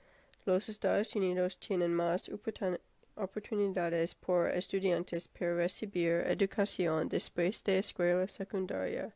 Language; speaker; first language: Spanish; non-native, learner; English